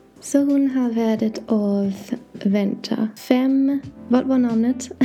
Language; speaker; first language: Swedish; non-native, learner; English